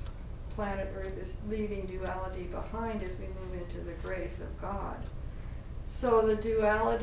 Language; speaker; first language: English; native; English